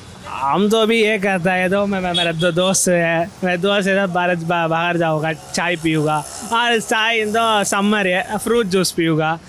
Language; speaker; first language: Hindi; non-native, learner; Tamil